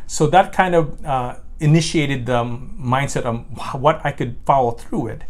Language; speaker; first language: English; non-native, local second language; Filipino